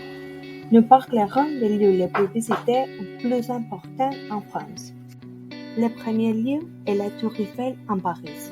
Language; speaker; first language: French; non-native, learner; Spanish